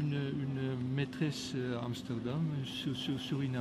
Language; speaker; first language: French; non-native, fluent; Dutch